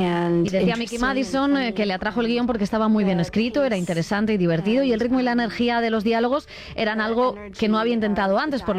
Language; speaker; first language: Spanish; native; Spanish